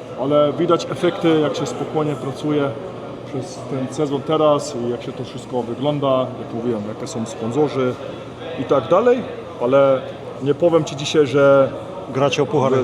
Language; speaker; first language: Polish; early bilingual, heritage; Polish